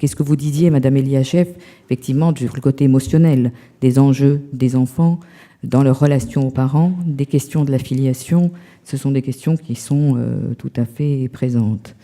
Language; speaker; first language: French; native; French